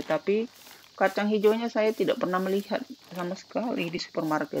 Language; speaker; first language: Indonesian; native; Indonesian